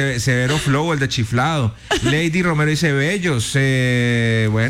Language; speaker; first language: Spanish; native; Spanish